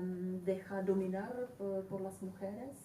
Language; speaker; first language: Spanish; non-native, fluent; Czech